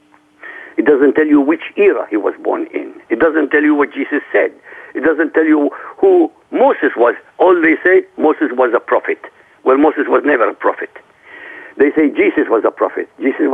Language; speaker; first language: English; non-native, fluent; Arabic